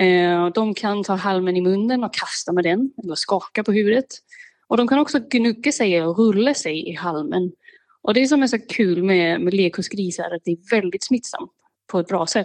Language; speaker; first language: Swedish; non-native, fluent; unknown